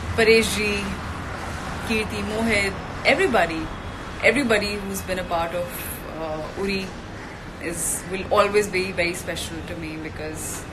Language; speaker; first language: English; non-native, local second language; Hindi